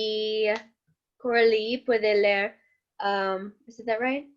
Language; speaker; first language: Spanish; non-native, learner; English